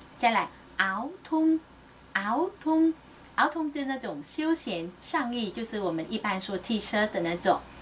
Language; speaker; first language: Chinese; non-native, fluent; Vietnamese